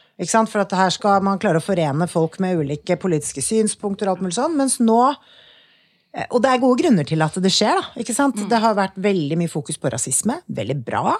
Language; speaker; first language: Norwegian; native; Norwegian